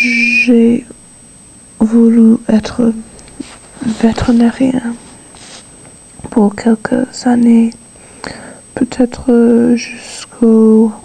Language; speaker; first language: French; non-native, learner; English